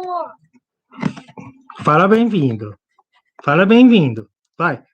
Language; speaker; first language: Portuguese; non-native, learner; English